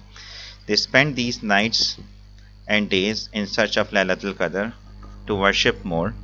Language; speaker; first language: English; non-native, local second language; Urdu